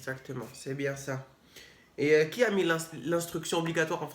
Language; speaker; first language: French; native; French